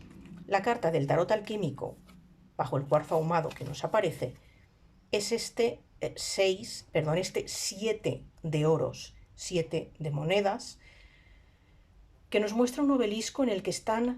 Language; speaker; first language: Spanish; native; Spanish